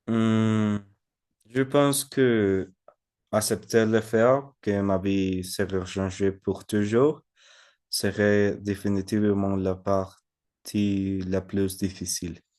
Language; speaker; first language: French; non-native, learner; Spanish